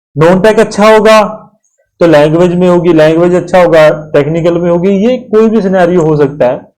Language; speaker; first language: Hindi; native; Hindi